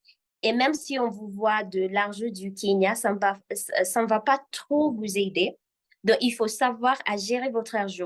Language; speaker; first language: French; non-native, fluent; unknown